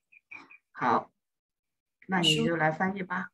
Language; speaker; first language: Chinese; native; Chinese